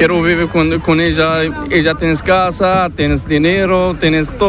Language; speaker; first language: Spanish; non-native, learner; Arabic